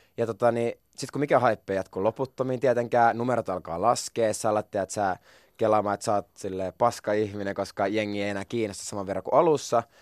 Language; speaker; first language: Finnish; non-native, local second language; Swedish